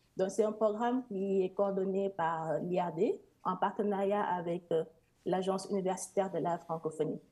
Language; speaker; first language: French; non-native, local second language; Serer